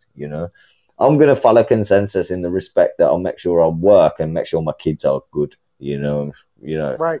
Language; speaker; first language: English; native; English